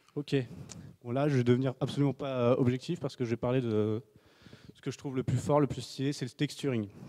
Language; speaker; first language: French; native; French